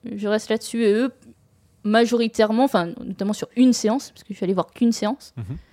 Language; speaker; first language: French; native; French